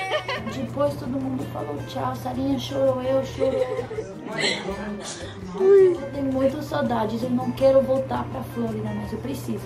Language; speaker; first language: Portuguese; early bilingual, heritage; English